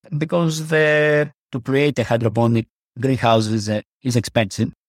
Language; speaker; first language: English; non-native, learner; Greek